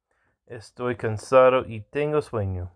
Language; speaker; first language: Spanish; non-native, learner; English